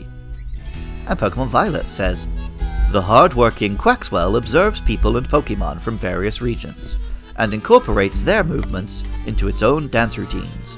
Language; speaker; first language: English; native; English